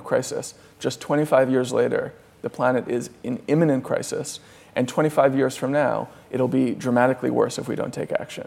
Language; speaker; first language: English; native; English